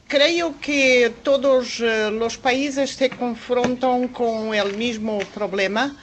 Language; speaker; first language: Spanish; non-native, fluent; Portuguese